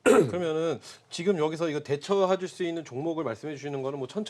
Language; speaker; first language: Korean; native; Korean